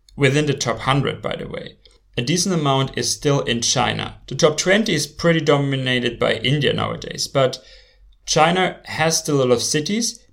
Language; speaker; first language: English; non-native, fluent; German